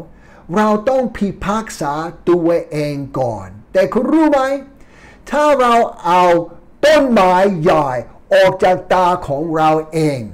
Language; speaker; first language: Thai; non-native, fluent; English